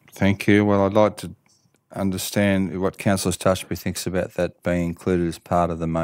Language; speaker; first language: English; native; English